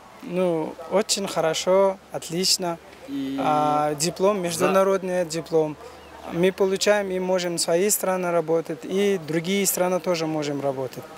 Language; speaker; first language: Russian; non-native, learner; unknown